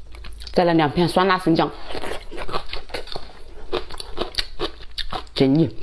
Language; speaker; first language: Chinese; native; Chinese